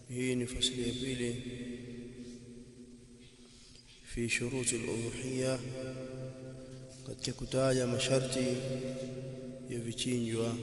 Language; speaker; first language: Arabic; non-native, fluent; Swahili